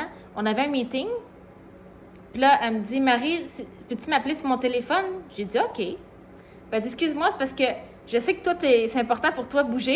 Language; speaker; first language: French; native; French